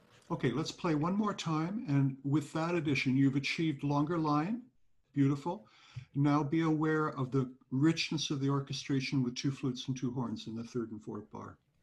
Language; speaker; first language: English; native; English